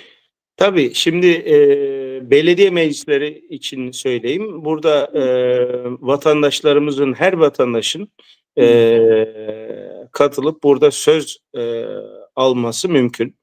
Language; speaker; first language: Turkish; early bilingual, heritage; Turkish